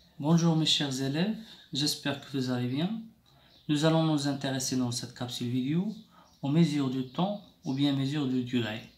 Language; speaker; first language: French; non-native, local second language; Arabic